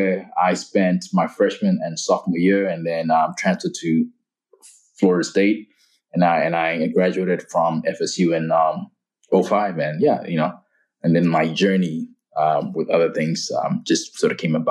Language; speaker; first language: English; non-native, local second language; Shona